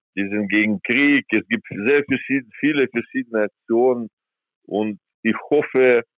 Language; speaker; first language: German; non-native, fluent; Ukrainian